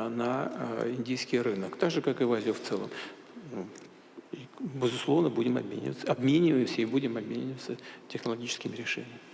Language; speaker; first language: Russian; native; Russian